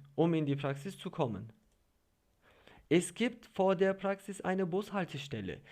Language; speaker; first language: German; non-native, fluent; Turkish